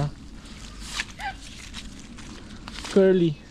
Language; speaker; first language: English; non-native, learner; Filipino